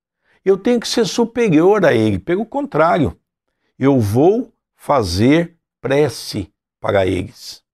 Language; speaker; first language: Portuguese; native; Portuguese